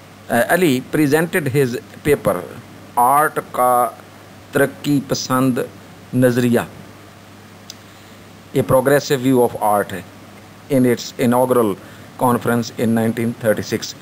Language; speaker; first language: English; non-native, local second language; Urdu